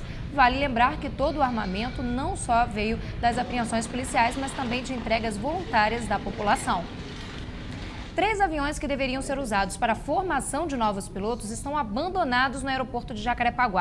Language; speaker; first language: Portuguese; native; Portuguese